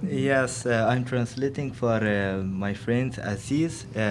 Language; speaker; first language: English; non-native, learner; Persian